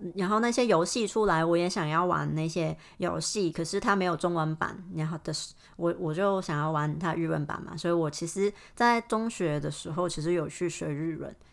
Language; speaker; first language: Chinese; non-native, fluent; Cantonese